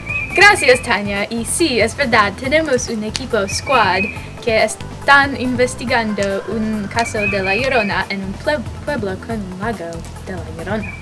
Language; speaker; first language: Spanish; non-native, learner; English